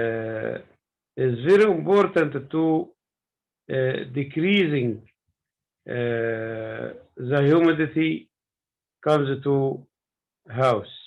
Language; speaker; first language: English; non-native, learner; Arabic